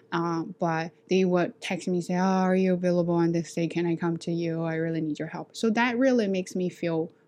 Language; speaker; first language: English; non-native, fluent; Chinese